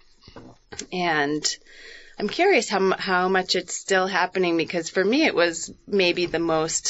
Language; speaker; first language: English; native; English